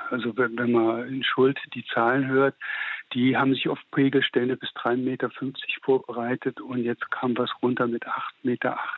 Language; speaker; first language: German; native; German